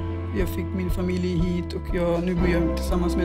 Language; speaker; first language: Swedish; non-native, fluent; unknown